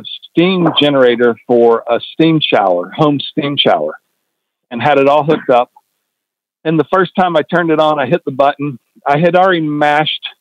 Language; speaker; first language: English; native; English